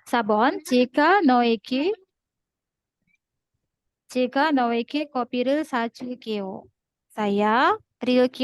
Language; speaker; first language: Korean; non-native, learner; Indonesian